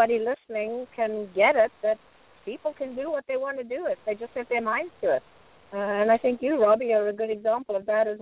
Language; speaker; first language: English; native; English